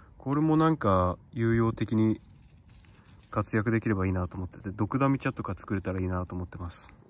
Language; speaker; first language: Japanese; non-native, fluent; Swedish